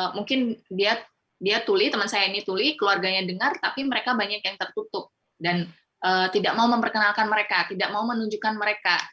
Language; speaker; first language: Indonesian; non-native, local second language; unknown